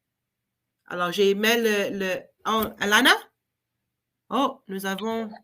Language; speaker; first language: French; non-native, learner; English